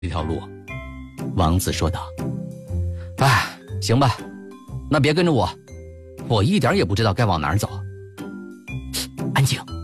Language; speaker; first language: Chinese; native; Chinese